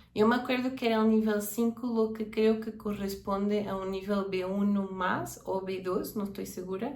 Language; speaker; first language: Spanish; non-native, fluent; Portuguese